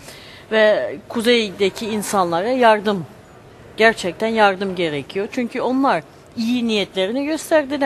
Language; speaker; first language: Turkish; early bilingual, heritage; Turkish